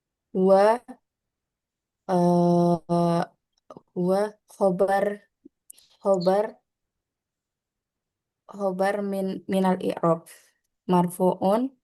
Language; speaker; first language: Arabic; non-native, learner; Indonesian